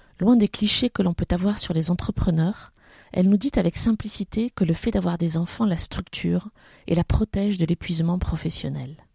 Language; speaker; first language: French; native; French